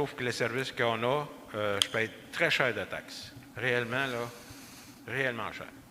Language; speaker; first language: French; native; French